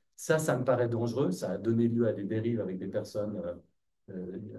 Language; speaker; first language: French; native; French